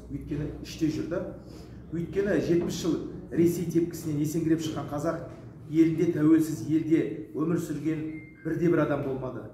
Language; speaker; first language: Kazakh; early bilingual, heritage; Kazakh